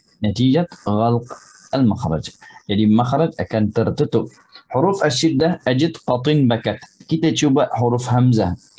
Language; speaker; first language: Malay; non-native, fluent; Arabic